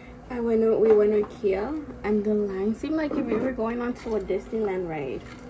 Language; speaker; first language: English; early bilingual, other home language; Spanish